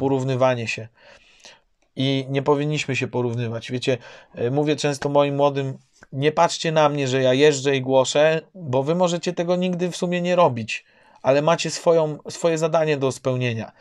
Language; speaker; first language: Polish; native; Polish